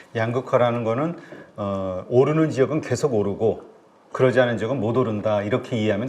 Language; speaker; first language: Korean; native; Korean